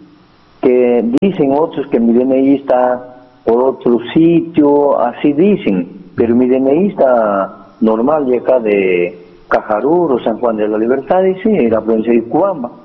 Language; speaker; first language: Spanish; native; Spanish